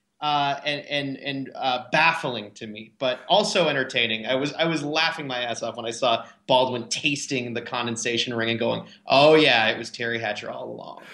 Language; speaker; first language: English; native; English